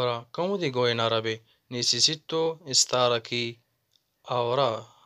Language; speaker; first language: Spanish; non-native, fluent; Arabic